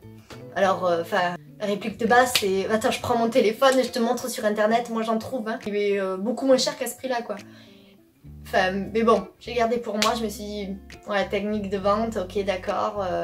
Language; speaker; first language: French; native; French